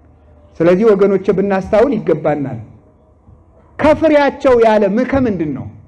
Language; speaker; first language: Amharic; native; Amharic